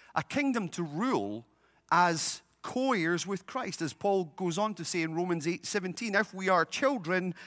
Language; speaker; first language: English; native; English